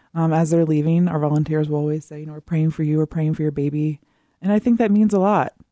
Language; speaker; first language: English; native; English